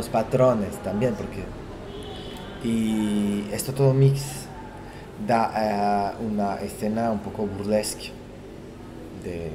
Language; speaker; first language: Spanish; non-native, fluent; Portuguese